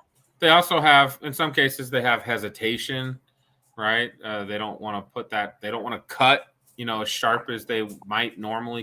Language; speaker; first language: English; native; English